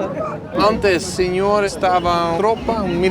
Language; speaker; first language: Portuguese; non-native, learner; Dutch